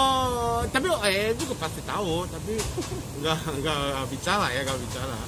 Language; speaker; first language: Indonesian; non-native, fluent; Japanese